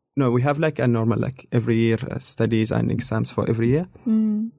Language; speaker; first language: English; non-native, learner; Arabic